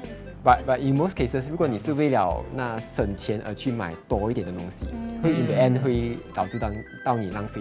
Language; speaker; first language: Chinese; native; Chinese